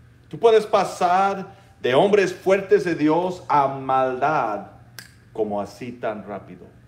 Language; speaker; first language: Spanish; non-native, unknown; English